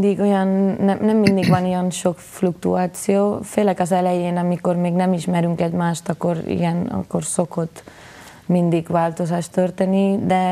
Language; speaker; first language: Hungarian; non-native, fluent; Spanish